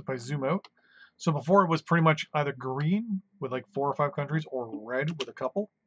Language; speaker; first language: English; native; English